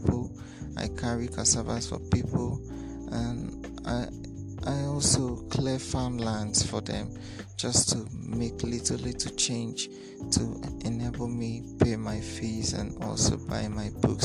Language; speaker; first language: English; non-native, local second language; Ibibio